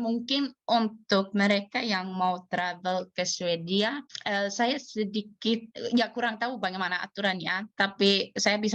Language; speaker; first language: Indonesian; non-native, fluent; Swedish